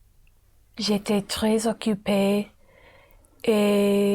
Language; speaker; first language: French; non-native, learner; English